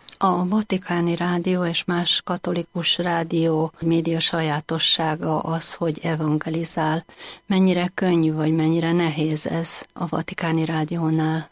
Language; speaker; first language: Hungarian; native; Hungarian